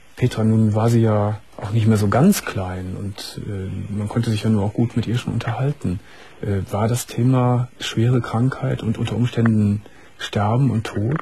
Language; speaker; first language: German; native; German